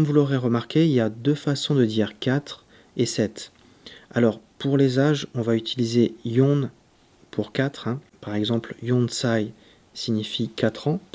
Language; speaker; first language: French; native; French